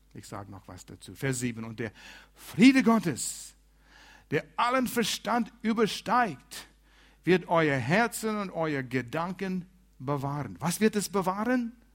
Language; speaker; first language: German; non-native, fluent; English